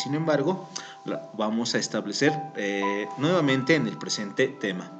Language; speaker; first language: Spanish; native; Spanish